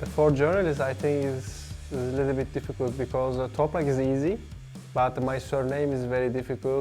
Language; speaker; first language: English; non-native, learner; Turkish